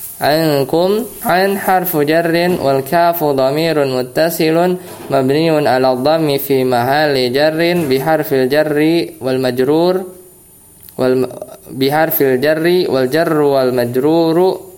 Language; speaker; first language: Arabic; non-native, fluent; Indonesian